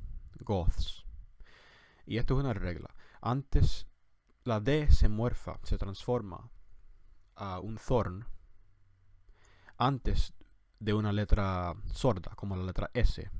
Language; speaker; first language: Spanish; non-native, fluent; English